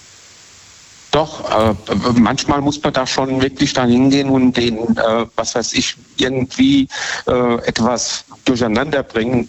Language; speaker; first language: German; native; German